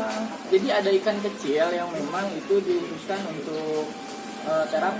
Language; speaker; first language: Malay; non-native, local second language; Sundanese